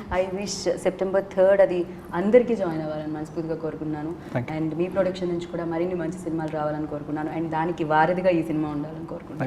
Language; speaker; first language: Telugu; native; Telugu